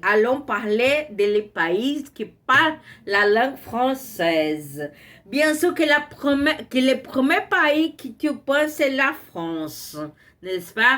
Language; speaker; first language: French; non-native, learner; Portuguese